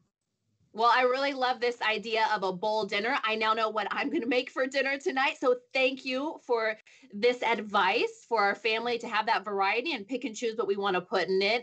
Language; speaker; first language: English; native; English